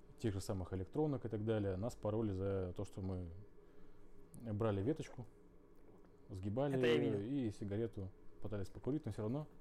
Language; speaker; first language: Russian; native; Russian